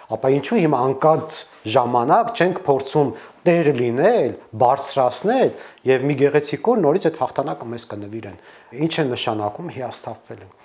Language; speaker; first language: Armenian; native; Armenian